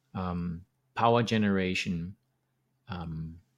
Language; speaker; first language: English; non-native, fluent; German